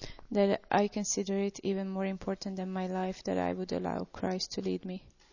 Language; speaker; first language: English; non-native, fluent; Hungarian